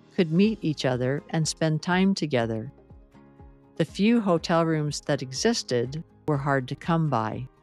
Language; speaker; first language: English; native; English